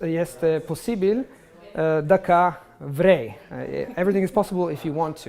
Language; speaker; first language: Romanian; non-native, learner; Italian